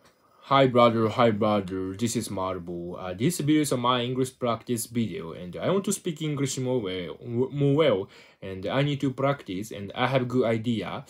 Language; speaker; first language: English; non-native, learner; Japanese